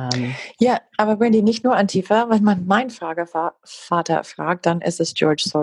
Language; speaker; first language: German; non-native, fluent; English